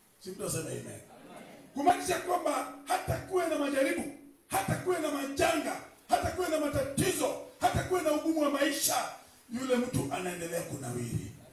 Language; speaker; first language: Swahili; non-native, local second language; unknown